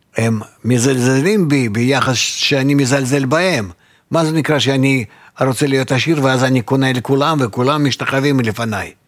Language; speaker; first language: Hebrew; non-native, fluent; Russian